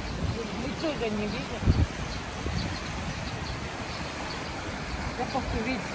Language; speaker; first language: Russian; non-native, learner; Korean